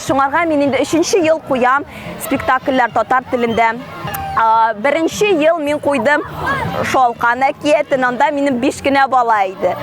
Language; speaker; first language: Tatar; native; Tatar